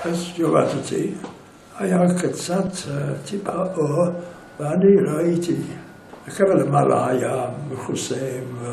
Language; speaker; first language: Hebrew; non-native, fluent; English